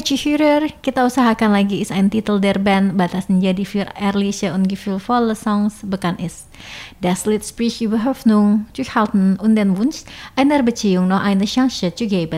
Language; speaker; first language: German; non-native, fluent; Indonesian